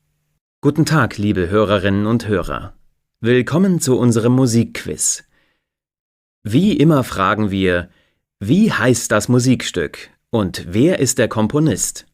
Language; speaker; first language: German; native; German